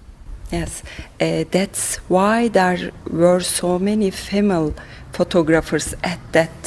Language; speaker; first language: English; non-native, learner; Turkish